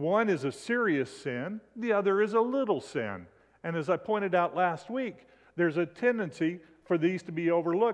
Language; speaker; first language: English; native; English